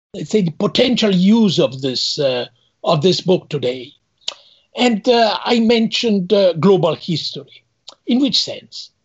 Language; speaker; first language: English; non-native, fluent; Italian